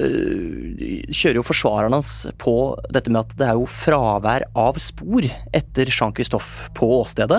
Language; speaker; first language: Norwegian; native; Norwegian